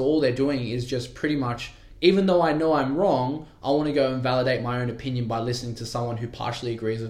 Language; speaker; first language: English; native; English